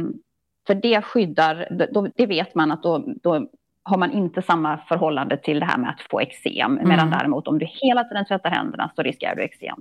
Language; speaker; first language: Swedish; native; Swedish